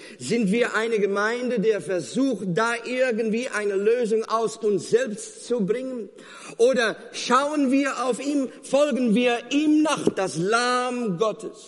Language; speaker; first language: German; non-native, fluent; Afrikaans